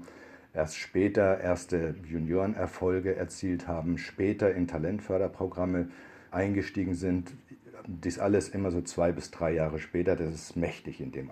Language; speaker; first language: German; native; German